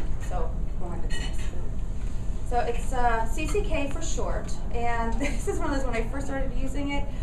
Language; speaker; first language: English; native; English